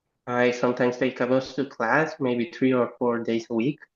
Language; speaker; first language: English; non-native, learner; Spanish